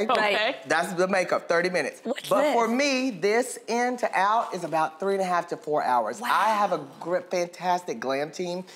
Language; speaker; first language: English; native; English